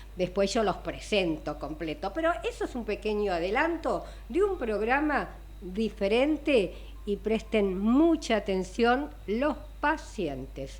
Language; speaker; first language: Spanish; native; Spanish